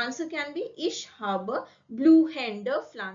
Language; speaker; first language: German; non-native, learner; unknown